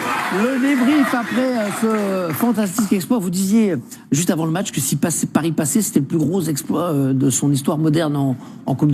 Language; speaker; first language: French; native; French